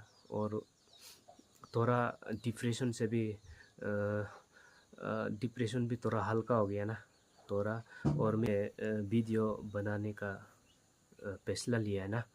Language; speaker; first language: Hindi; non-native, local second language; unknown